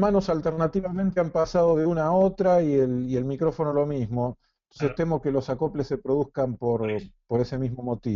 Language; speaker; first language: Spanish; native; Spanish